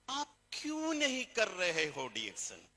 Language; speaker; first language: Hindi; non-native, fluent; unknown